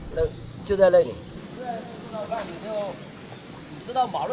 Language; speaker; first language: Chinese; native; Chinese